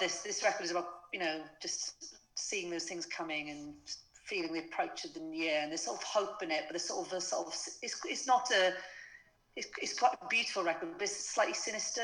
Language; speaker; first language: English; native; English